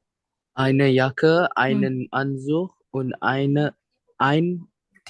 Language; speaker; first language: German; non-native, learner; Indonesian